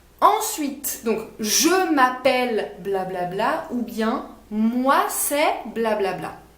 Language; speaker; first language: French; native; French